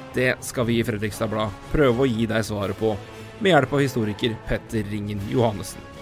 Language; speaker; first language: Norwegian; native; Norwegian